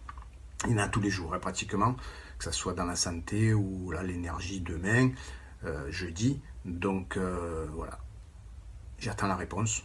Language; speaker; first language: French; native; French